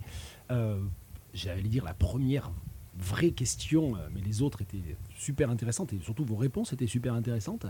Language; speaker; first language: French; native; French